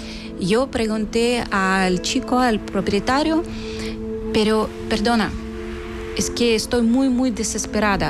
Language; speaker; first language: Spanish; non-native, fluent; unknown